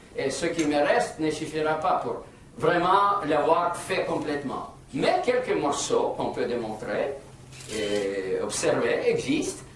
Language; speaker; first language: French; non-native, fluent; Russian